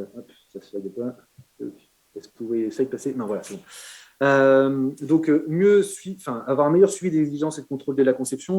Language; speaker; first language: French; native; French